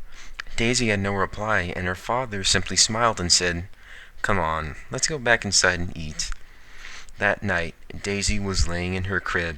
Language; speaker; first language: English; native; English